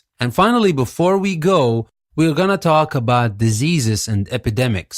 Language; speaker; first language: English; non-native, fluent; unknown